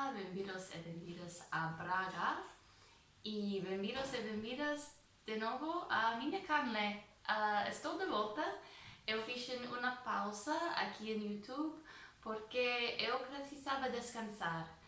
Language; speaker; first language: Portuguese; non-native, fluent; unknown